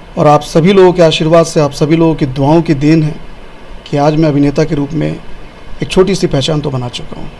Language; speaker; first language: Hindi; non-native, local second language; Bhojpuri